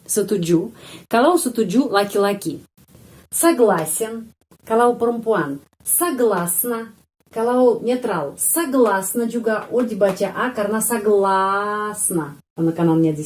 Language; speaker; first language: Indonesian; non-native, fluent; Russian